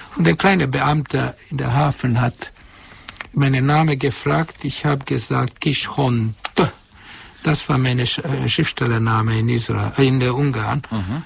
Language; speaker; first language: German; non-native, fluent; Hungarian